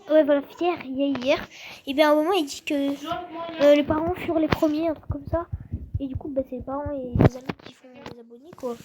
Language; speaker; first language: French; native; French